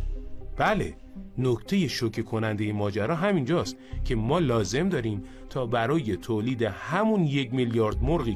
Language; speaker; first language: Persian; native; Persian